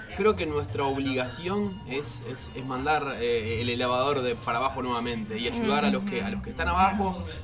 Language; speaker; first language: Spanish; native; Spanish